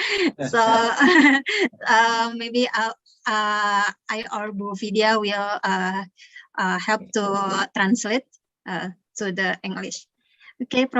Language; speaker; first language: English; non-native, learner; Indonesian